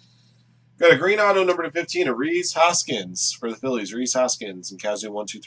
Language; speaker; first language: English; native; English